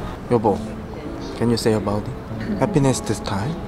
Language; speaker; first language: English; non-native, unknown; Korean